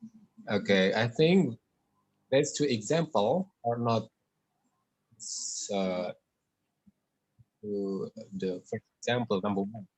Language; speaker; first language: English; non-native, learner; Indonesian